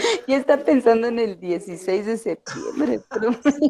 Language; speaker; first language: Spanish; native; Spanish